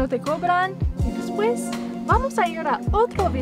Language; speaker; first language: Spanish; non-native, fluent; English